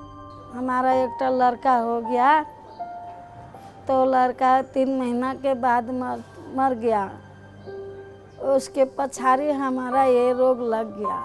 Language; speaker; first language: Hindi; non-native, learner; Maithili